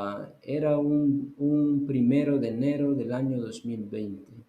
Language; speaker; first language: Spanish; native; Spanish